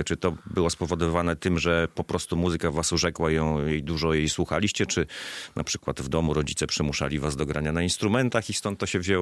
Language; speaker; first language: Polish; native; Polish